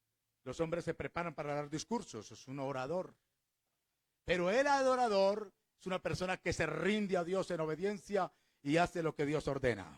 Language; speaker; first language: Spanish; native; Spanish